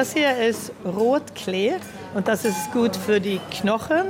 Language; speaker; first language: German; early bilingual, heritage; Swedish